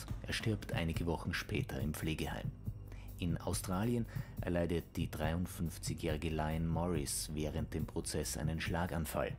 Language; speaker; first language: German; native; German